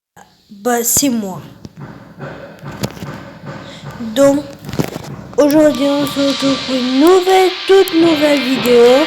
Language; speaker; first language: French; native; French